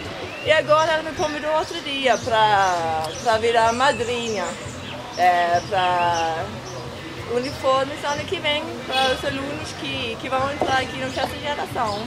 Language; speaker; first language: Portuguese; non-native, learner; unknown